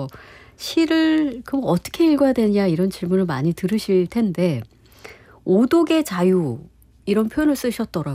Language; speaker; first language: Korean; native; Korean